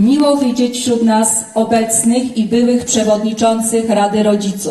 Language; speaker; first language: Polish; native; Polish